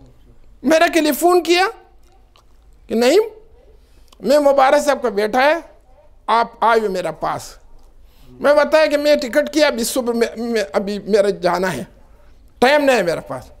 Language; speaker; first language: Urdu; non-native, local second language; Pashto